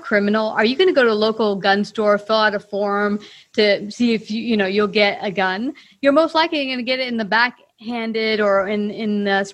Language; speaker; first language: English; native; English